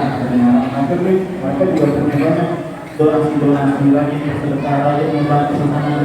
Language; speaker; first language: Indonesian; native; Indonesian